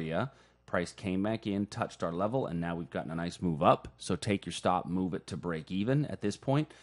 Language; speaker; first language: English; native; English